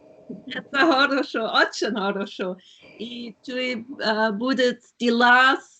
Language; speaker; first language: Russian; non-native, learner; German